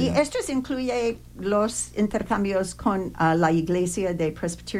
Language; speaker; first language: Spanish; non-native, learner; English